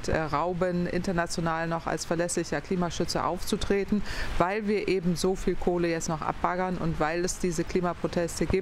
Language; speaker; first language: German; native; German